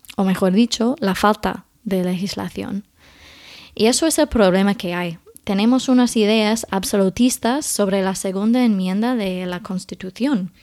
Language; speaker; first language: Spanish; non-native, fluent; English